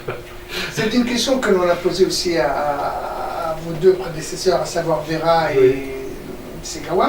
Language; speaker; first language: French; native; French